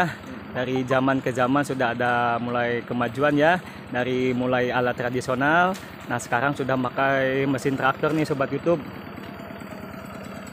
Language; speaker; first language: Indonesian; native; Indonesian